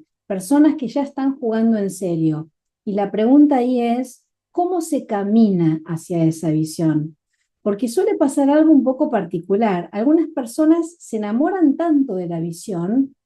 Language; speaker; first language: Spanish; native; Spanish